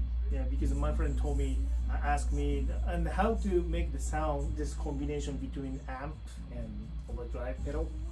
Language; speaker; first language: English; non-native, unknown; Japanese